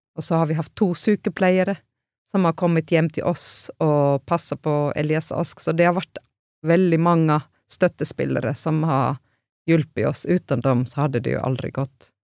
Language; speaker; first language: Norwegian; non-native, fluent; Finnish